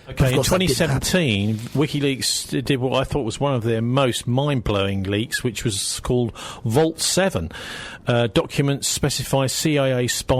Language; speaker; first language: English; native; English